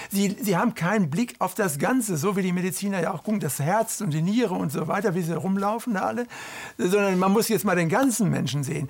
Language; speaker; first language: German; native; German